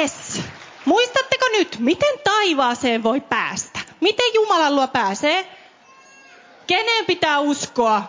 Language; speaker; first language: Finnish; native; Finnish